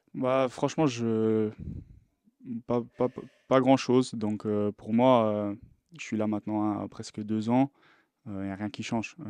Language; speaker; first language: French; non-native, local second language; Luxembourgish